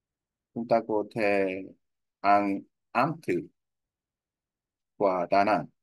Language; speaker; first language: Vietnamese; non-native, learner; Korean